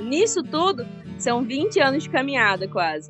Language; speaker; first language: Portuguese; native; Portuguese